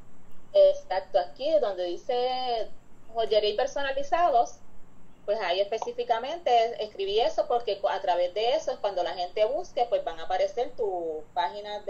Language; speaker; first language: Spanish; native; Spanish